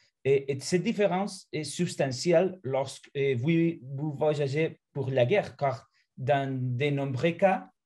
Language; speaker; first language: French; non-native, fluent; Spanish